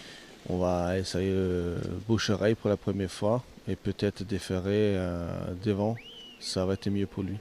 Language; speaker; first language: French; non-native, learner; Swedish